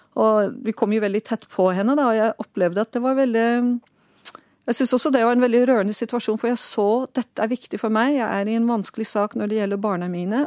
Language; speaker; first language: Norwegian; non-native, fluent; Dutch